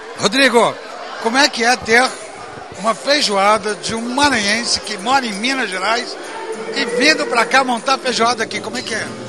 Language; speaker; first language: Portuguese; native; Portuguese